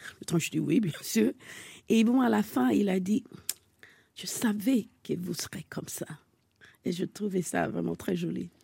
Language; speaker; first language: French; non-native, fluent; English